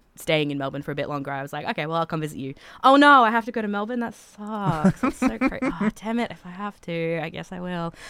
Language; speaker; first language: English; native; English